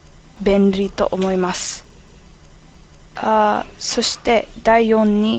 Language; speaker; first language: Japanese; non-native, learner; English